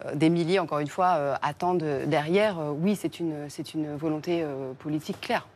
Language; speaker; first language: French; native; French